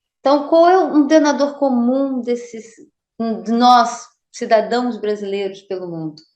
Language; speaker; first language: Portuguese; native; Portuguese